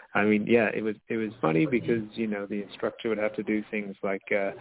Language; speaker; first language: English; native; English